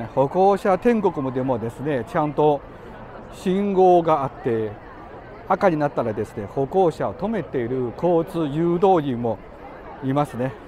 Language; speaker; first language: Japanese; non-native, fluent; Chinese